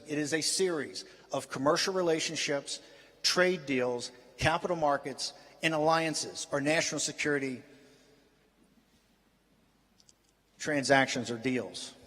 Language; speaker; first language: English; native; English